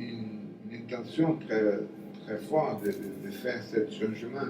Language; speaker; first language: French; non-native, fluent; Portuguese